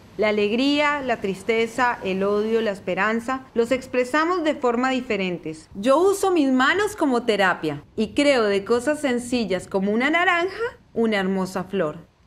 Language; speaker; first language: Spanish; native; Spanish